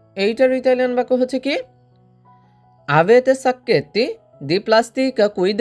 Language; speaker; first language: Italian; non-native, fluent; Bangla